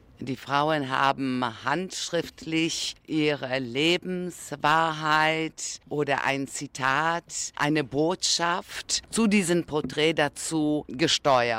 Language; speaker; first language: German; non-native, fluent; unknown